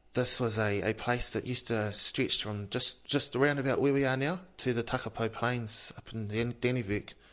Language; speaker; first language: English; native; English